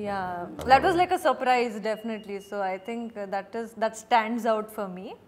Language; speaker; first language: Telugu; non-native, learner; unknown